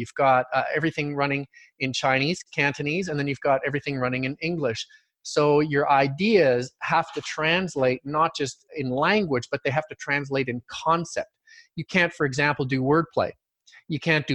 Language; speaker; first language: English; native; English